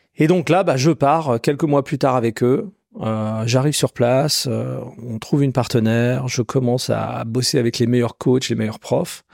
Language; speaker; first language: French; native; French